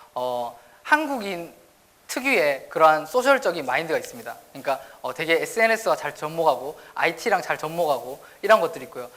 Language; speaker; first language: Korean; native; Korean